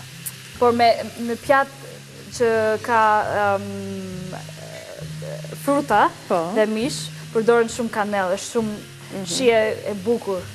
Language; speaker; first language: Albanian; non-native, learner; English